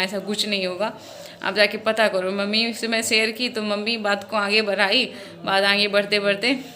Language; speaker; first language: Hindi; non-native, local second language; Maithili